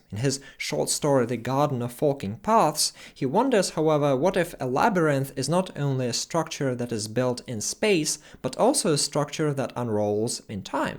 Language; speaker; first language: English; non-native, fluent; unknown